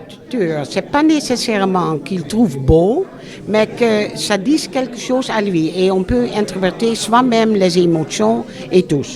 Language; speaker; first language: French; non-native, fluent; Dutch